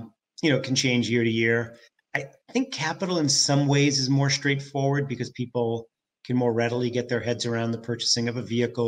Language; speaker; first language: English; native; English